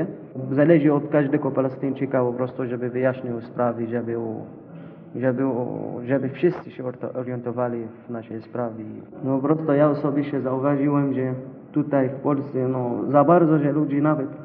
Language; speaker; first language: Polish; non-native, learner; Arabic